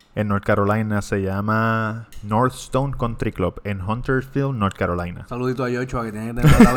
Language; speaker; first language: Spanish; native; Spanish